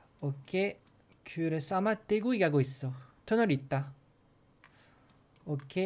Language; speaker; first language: Korean; non-native, learner; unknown